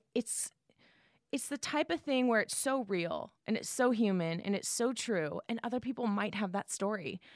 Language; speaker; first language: English; native; English